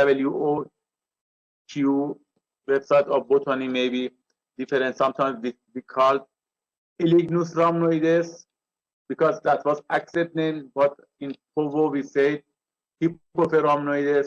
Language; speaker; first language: English; non-native, learner; Persian